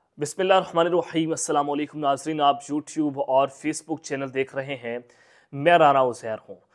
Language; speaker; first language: Urdu; non-native, local second language; Punjabi